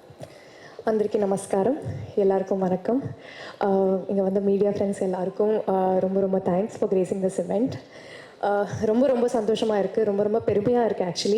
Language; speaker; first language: Tamil; non-native, learner; Telugu